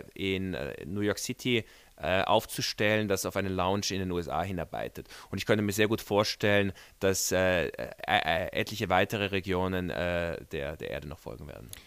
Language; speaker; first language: German; native; German